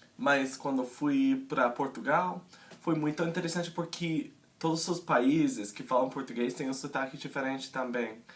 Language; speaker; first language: Portuguese; non-native, fluent; English